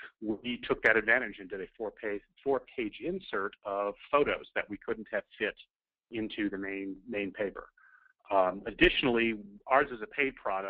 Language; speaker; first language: English; native; English